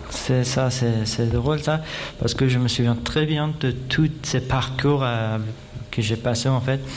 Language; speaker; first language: French; non-native, fluent; Persian